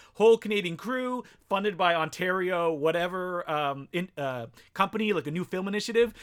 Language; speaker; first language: English; non-native, fluent; French